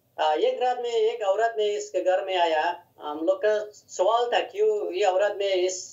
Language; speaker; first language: Hindi; non-native, learner; Hazaragi